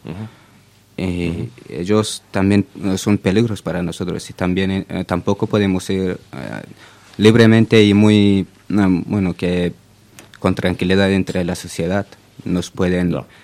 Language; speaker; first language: Spanish; non-native, fluent; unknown